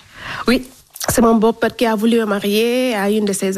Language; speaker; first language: French; non-native, local second language; Fula